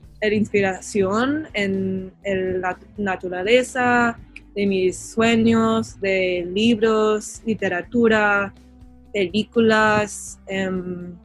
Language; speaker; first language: Spanish; non-native, learner; English